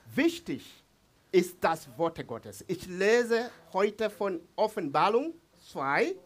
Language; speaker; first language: German; non-native, learner; Swahili